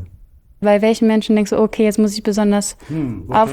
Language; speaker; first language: German; native; German